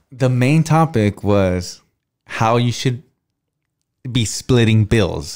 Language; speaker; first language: English; early bilingual, other home language; Spanish